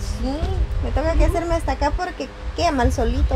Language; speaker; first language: Spanish; native; Spanish